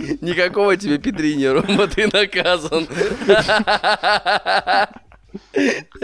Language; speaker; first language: Russian; native; Russian